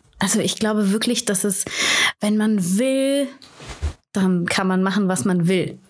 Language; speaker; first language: German; native; German